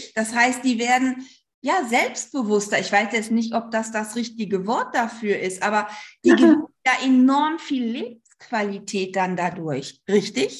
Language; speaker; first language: German; native; German